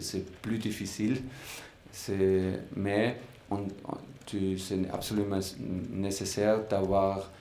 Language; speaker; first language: French; non-native, fluent; German